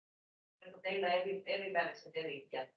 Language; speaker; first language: Finnish; native; Finnish